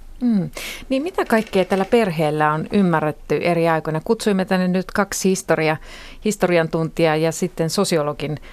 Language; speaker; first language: Finnish; native; Finnish